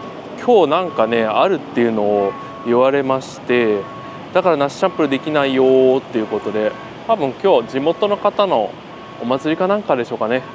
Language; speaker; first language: Japanese; native; Japanese